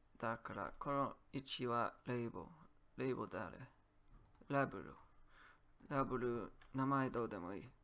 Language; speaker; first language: Japanese; non-native, learner; Polish